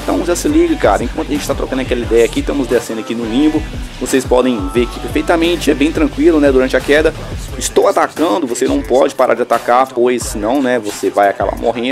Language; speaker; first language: Portuguese; native; Portuguese